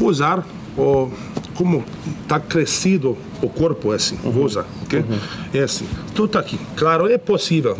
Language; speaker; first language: Portuguese; non-native, learner; English